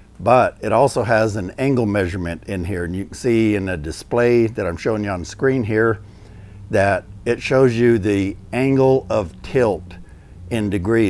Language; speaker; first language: English; native; English